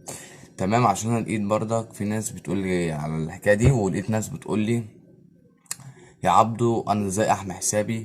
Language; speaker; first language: Arabic; native; Arabic